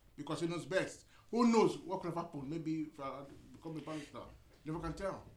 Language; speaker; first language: English; non-native, local second language; Yoruba